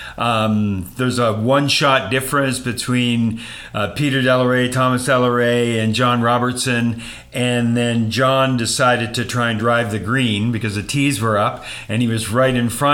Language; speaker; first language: English; native; English